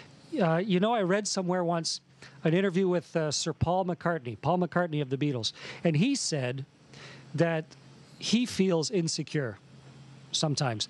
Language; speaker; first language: English; native; English